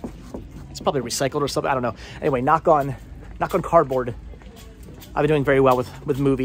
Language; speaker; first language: English; native; English